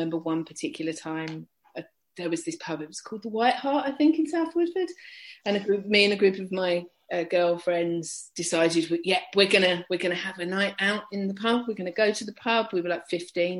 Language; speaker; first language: English; native; English